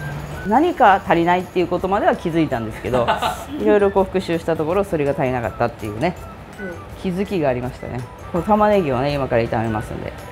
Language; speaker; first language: Japanese; native; Japanese